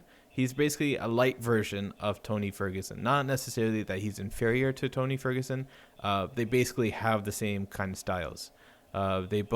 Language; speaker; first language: English; native; English